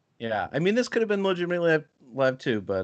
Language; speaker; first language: English; native; English